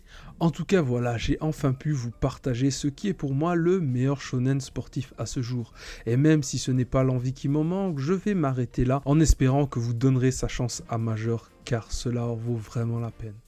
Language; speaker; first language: French; native; French